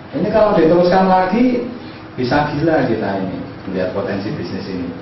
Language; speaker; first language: Indonesian; native; Indonesian